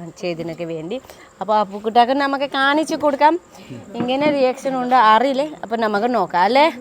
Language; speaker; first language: Malayalam; non-native, learner; Nepali